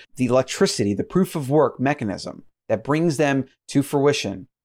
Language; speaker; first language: English; native; English